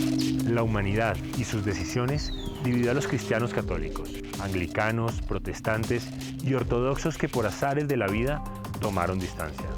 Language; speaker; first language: Spanish; native; Spanish